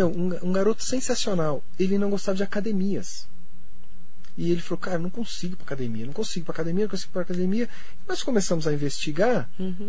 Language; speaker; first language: Portuguese; native; Portuguese